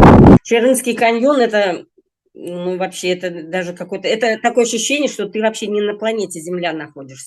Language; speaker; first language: Russian; native; Russian